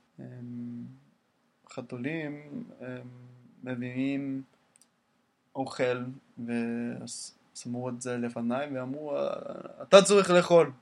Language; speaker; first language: Hebrew; non-native, learner; English